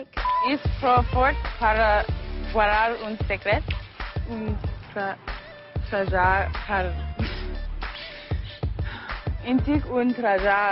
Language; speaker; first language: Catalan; non-native, learner; English